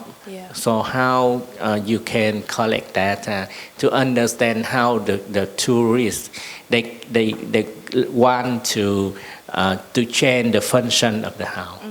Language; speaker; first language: English; non-native, learner; Vietnamese